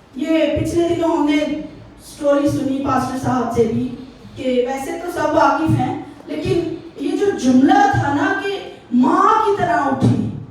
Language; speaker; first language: Urdu; native; Urdu